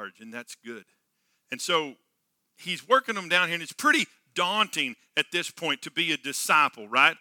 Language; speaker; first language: English; native; English